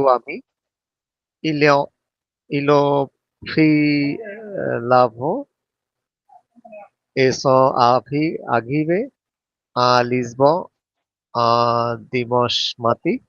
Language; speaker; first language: French; non-native, learner; Bangla